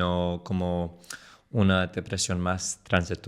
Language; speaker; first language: Spanish; non-native, fluent; English